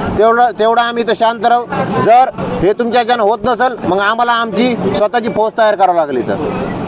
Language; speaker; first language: Marathi; non-native, local second language; Lambadi